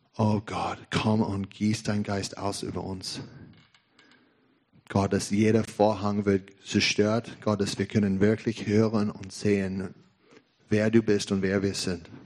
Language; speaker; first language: German; non-native, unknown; English